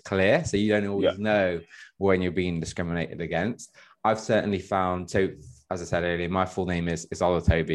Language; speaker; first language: English; native; English